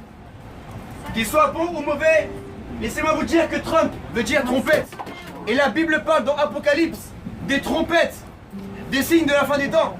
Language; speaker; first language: French; native; French